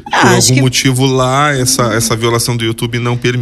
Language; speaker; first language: Portuguese; native; Portuguese